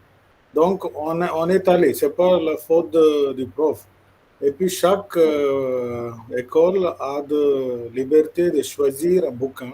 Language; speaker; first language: French; non-native, local second language; English